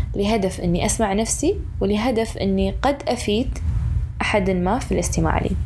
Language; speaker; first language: Arabic; early bilingual, other home language; English